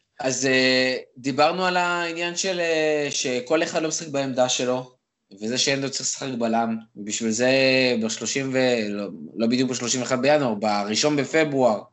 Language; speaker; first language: Hebrew; native; Hebrew